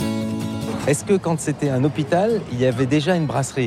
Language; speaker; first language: French; native; French